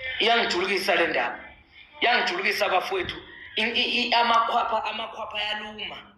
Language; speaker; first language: Zulu; native; Zulu